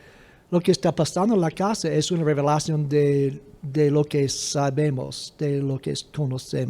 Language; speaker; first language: Spanish; non-native, fluent; English